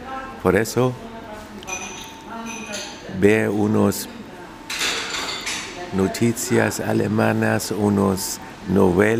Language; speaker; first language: Spanish; non-native, fluent; German